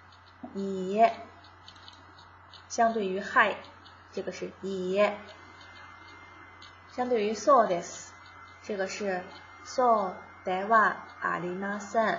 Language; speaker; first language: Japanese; non-native, fluent; Chinese